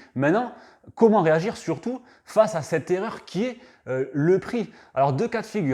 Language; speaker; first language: French; native; French